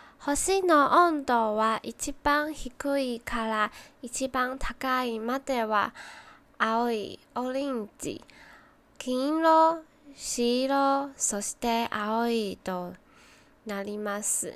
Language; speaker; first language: Japanese; non-native, learner; Chinese